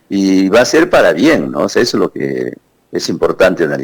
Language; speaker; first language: Spanish; native; Spanish